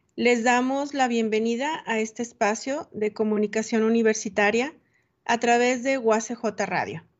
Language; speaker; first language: Spanish; native; Spanish